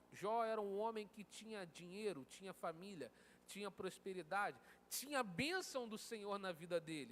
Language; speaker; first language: Portuguese; native; Portuguese